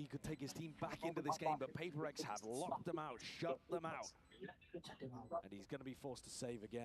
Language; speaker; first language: English; native; English